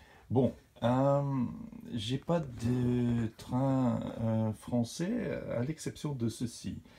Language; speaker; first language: French; non-native, fluent; Dutch